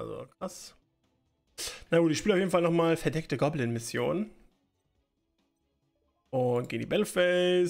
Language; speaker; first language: German; native; German